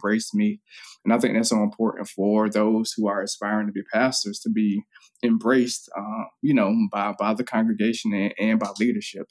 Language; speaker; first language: English; native; English